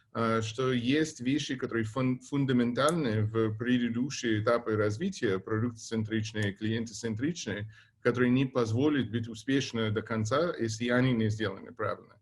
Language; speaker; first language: Russian; non-native, fluent; English